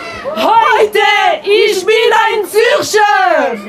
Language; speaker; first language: German; non-native, local second language; French